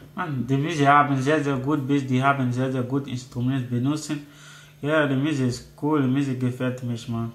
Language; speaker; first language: German; non-native, learner; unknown